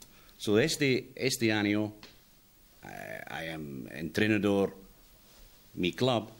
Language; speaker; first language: Spanish; non-native, learner; English